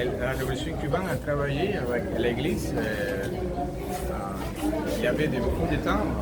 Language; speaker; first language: French; non-native, learner; Spanish